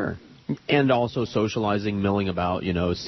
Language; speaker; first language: English; native; English